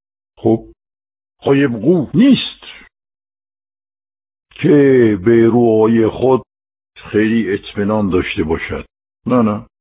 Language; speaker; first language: Persian; non-native, fluent; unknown